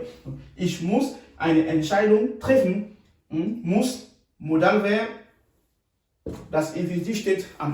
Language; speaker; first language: German; non-native, fluent; French